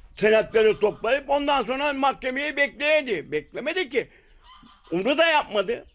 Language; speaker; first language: Turkish; native; Turkish